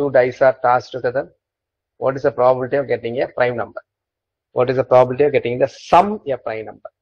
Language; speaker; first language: English; non-native, local second language; Tamil